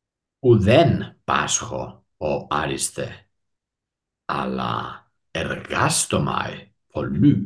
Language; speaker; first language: Greek; non-native, learner; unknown